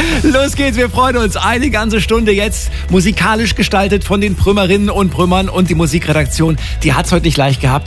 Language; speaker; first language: German; native; German